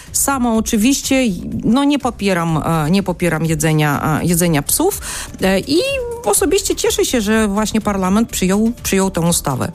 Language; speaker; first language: Polish; non-native, fluent; Russian